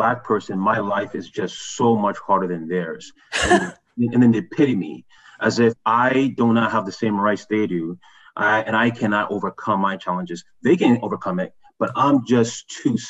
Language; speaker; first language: English; early bilingual, other home language; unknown